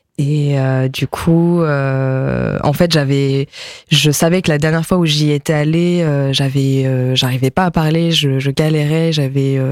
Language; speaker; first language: French; early bilingual, other home language; Japanese